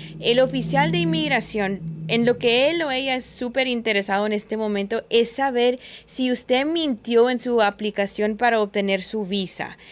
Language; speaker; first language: Spanish; early bilingual, heritage; Spanish